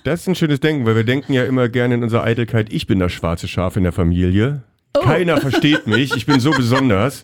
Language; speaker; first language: German; native; German